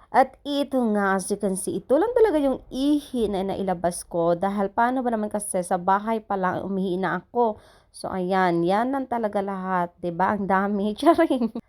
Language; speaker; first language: Filipino; native; Filipino